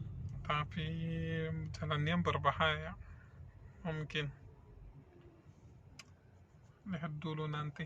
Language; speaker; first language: Indonesian; non-native, learner; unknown